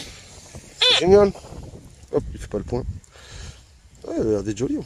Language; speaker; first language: French; native; French